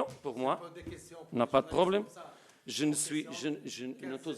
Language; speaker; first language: French; non-native, learner; Portuguese